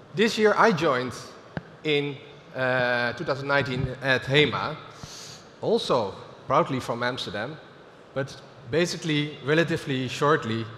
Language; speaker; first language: English; non-native, fluent; Dutch